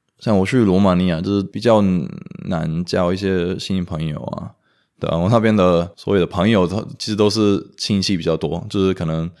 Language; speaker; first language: Chinese; non-native, fluent; Romanian